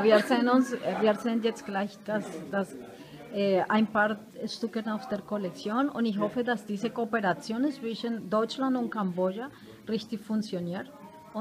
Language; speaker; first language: German; non-native, learner; Spanish